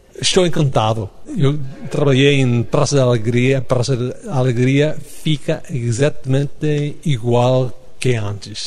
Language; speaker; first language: Portuguese; non-native, learner; English